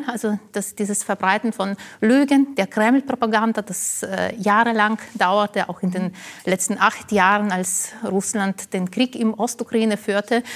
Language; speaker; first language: German; non-native, fluent; Ukrainian